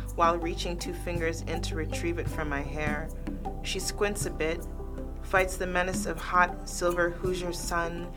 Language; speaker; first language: English; early bilingual, other home language; Krio